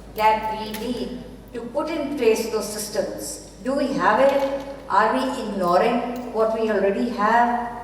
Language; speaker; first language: English; non-native, local second language; Urdu